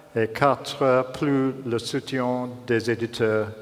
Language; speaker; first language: French; non-native, learner; English